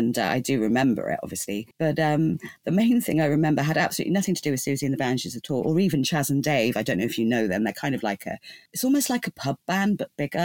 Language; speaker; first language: English; native; English